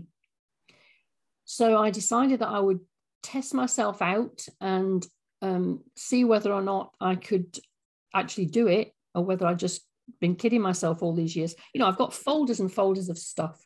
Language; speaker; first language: English; native; English